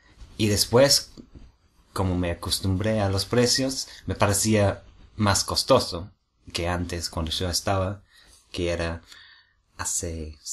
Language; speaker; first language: Spanish; non-native, fluent; English